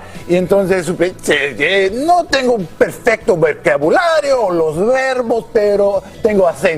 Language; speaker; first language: Spanish; non-native, learner; English